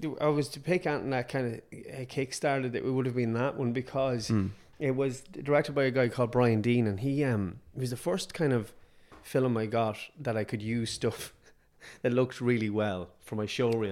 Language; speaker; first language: English; native; English